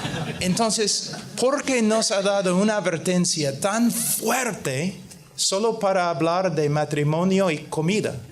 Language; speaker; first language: Spanish; non-native, fluent; English